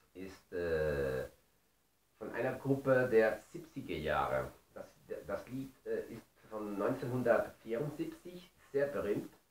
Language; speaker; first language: German; non-native, fluent; Spanish